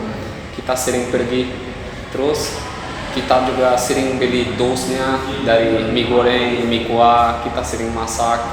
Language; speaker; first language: Indonesian; non-native, fluent; Portuguese